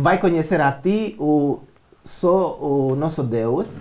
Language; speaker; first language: Portuguese; non-native, learner; Romanian